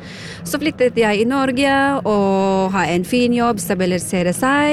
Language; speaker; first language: Norwegian; non-native, fluent; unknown